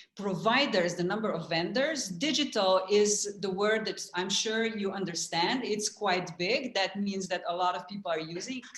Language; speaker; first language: English; non-native, fluent; Slovenian